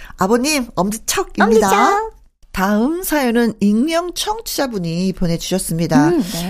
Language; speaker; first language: Korean; native; Korean